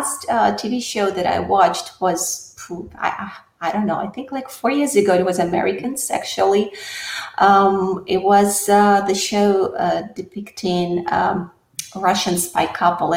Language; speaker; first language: English; non-native, fluent; Russian